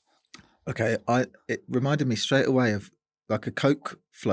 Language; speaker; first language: English; native; English